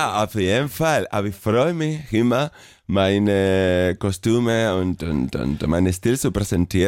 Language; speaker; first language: German; non-native, fluent; Spanish